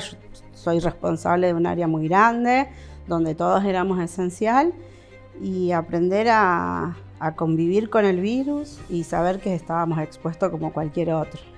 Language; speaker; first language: Spanish; native; Spanish